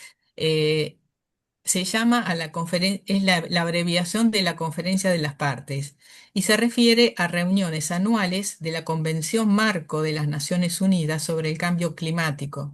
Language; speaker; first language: Spanish; native; Spanish